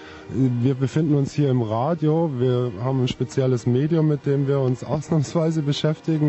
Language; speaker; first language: German; native; German